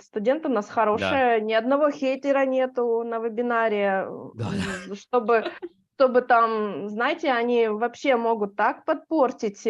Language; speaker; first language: Russian; native; Russian